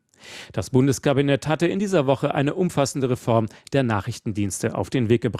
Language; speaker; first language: German; native; German